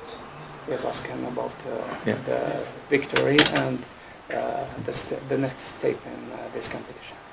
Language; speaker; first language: English; non-native, learner; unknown